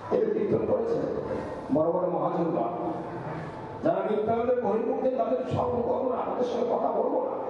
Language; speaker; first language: Bangla; native; Bangla